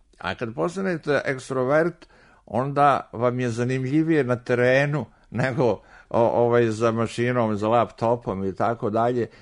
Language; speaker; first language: Serbian; native; Serbian